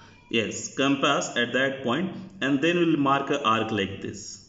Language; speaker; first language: English; non-native, local second language; Hindi